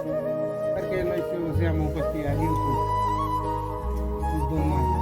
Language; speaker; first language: Italian; non-native, learner; Bangla